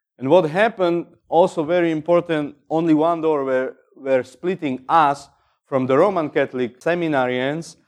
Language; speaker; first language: English; non-native, fluent; Slovak